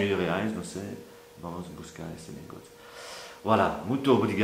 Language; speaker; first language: Portuguese; non-native, fluent; French